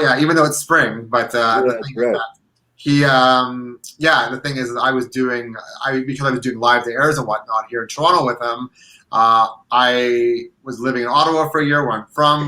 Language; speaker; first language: English; native; English